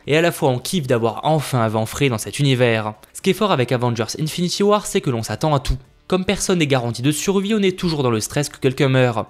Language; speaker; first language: French; native; French